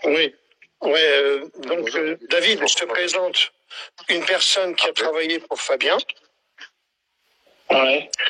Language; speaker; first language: French; native; French